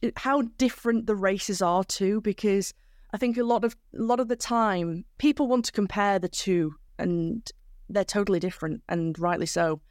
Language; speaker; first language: English; native; English